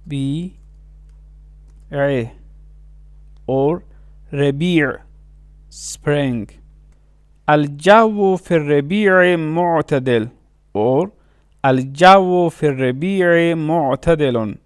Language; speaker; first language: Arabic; non-native, fluent; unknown